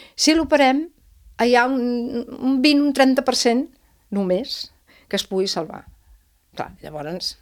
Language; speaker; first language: Catalan; non-native, local second language; Spanish